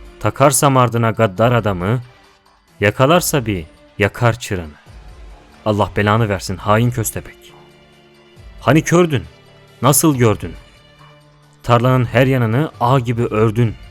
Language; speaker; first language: Turkish; native; Turkish